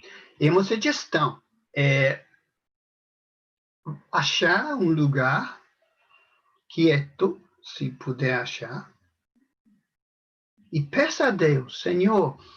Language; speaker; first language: Portuguese; non-native, fluent; English